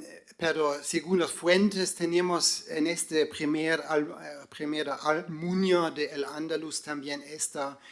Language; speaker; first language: Spanish; non-native, fluent; German